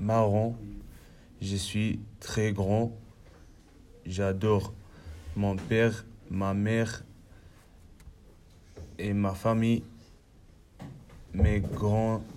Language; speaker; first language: French; non-native, learner; Kurdish